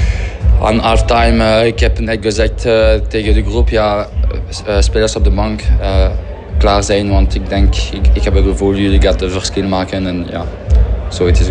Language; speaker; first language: Dutch; non-native, fluent; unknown